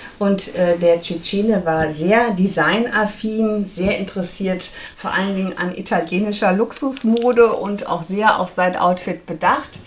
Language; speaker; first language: German; native; German